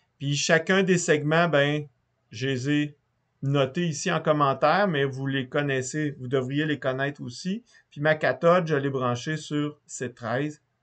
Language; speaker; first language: French; native; French